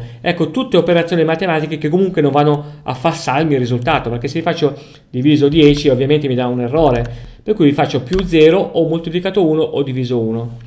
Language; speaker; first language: Italian; native; Italian